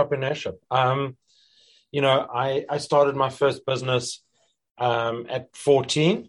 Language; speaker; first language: English; native; English